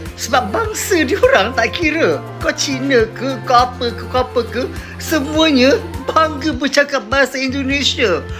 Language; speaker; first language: Malay; native; Malay